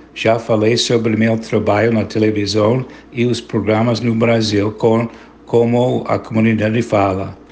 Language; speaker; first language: Portuguese; non-native, fluent; English